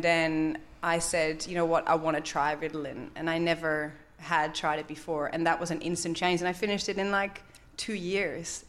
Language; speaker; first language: English; non-native, fluent; Dutch